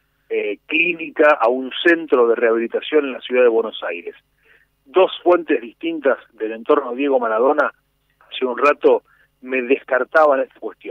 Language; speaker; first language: Spanish; native; Spanish